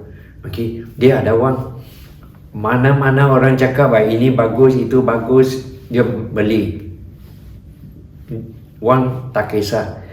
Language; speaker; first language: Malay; non-native, local second language; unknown